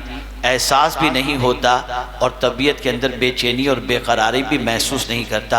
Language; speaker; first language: Urdu; native; Urdu